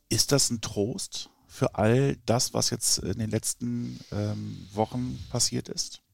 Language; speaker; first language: German; native; German